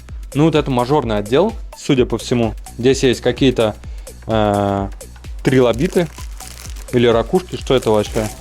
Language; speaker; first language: Russian; native; Russian